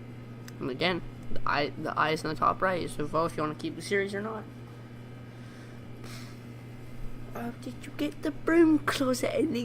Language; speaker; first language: English; native; English